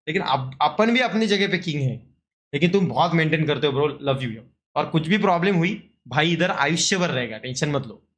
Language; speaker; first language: Hindi; non-native, local second language; Marathi